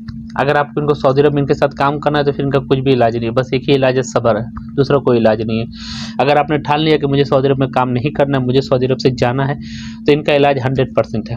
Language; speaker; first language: Hindi; native; Hindi